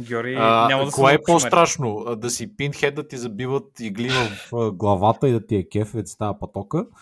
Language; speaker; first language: Bulgarian; native; Bulgarian